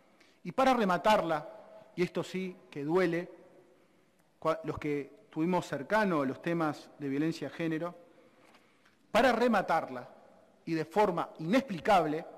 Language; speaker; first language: Spanish; native; Spanish